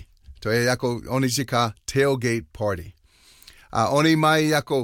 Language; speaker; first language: Czech; non-native, learner; English